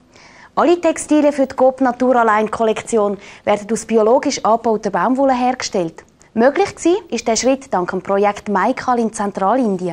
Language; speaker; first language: German; native; German